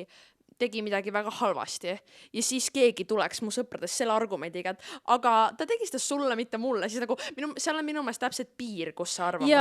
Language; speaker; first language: Estonian; native; Estonian